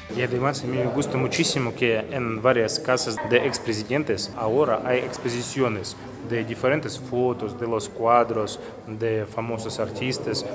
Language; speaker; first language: Spanish; non-native, learner; Russian